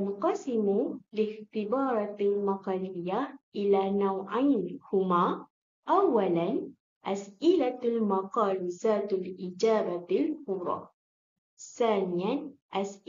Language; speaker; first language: Arabic; non-native, learner; Malay